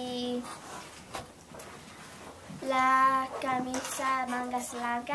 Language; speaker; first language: Spanish; non-native, learner; English